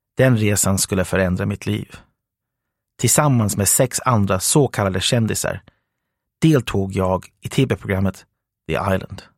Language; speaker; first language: Swedish; non-native, fluent; English